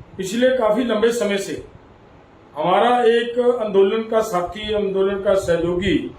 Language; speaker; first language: Hindi; non-native, local second language; Punjabi